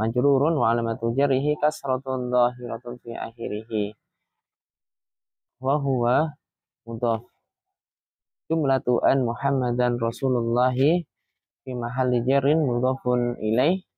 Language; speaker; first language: Arabic; non-native, fluent; Indonesian